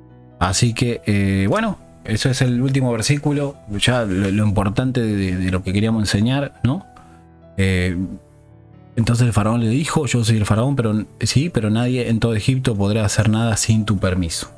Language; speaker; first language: Spanish; native; Spanish